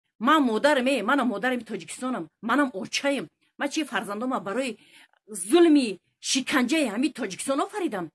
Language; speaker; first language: Tajik; native; Tajik